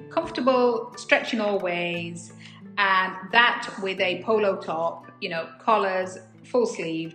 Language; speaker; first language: English; native; English